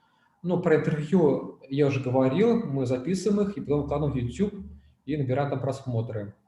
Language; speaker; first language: Russian; native; Russian